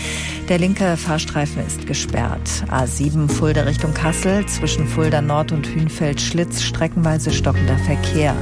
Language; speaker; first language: German; native; German